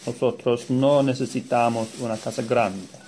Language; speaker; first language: Spanish; non-native, learner; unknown